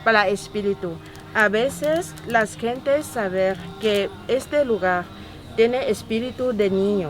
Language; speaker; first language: Spanish; non-native, learner; Thai